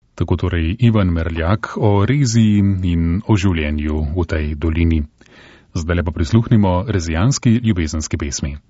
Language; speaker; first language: Slovenian; native; Slovenian